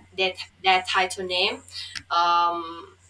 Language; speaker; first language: English; non-native, fluent; Thai